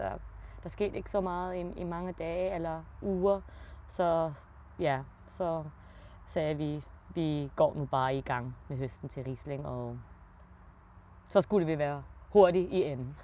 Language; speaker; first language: Danish; early bilingual, heritage; German